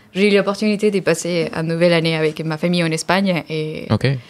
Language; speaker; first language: French; non-native, fluent; Spanish